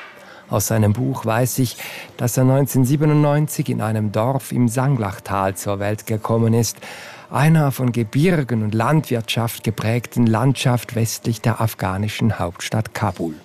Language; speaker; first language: German; native; German